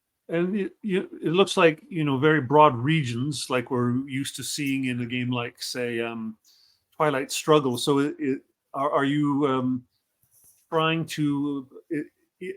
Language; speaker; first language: English; native; English